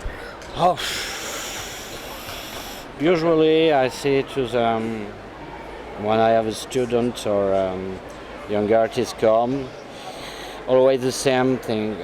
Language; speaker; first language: English; non-native, fluent; French